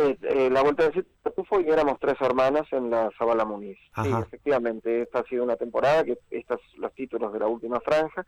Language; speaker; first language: Spanish; native; Spanish